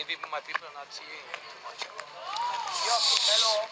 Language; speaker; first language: English; non-native, learner; Hungarian